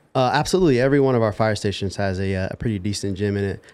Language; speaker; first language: English; native; English